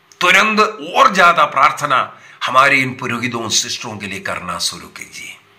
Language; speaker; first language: Hindi; non-native, local second language; Malayalam